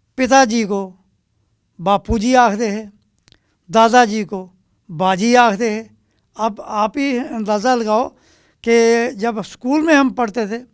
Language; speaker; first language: Hindi; non-native, local second language; Dogri